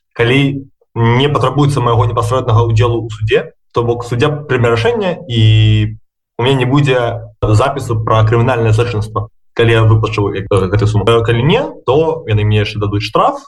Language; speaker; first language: Belarusian; non-native, local second language; Russian